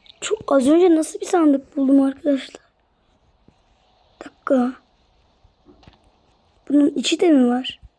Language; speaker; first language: Turkish; native; Turkish